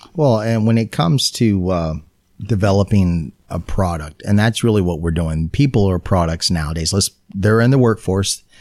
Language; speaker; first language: English; native; English